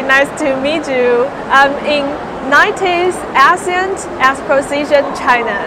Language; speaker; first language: English; non-native, fluent; Chinese